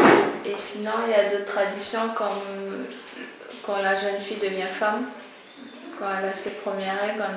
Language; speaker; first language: French; non-native, local second language; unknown